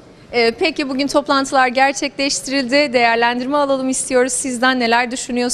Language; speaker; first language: Turkish; native; Turkish